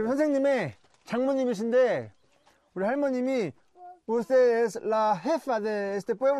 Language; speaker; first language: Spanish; non-native, learner; Korean